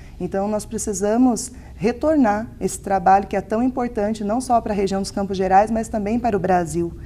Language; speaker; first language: Portuguese; native; Portuguese